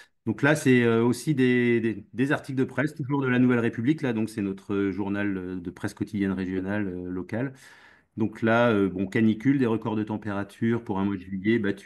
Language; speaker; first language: French; native; French